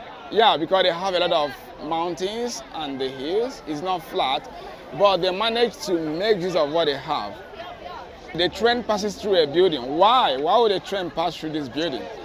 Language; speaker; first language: English; non-native, local second language; Igbo